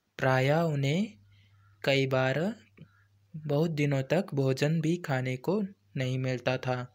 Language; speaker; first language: Hindi; native; Hindi